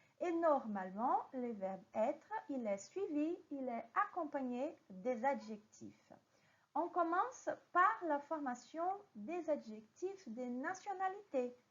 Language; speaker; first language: French; non-native, fluent; Portuguese